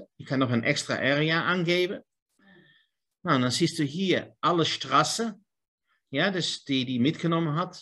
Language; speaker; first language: German; non-native, learner; Dutch